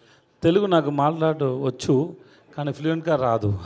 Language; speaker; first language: Telugu; non-native, learner; Tamil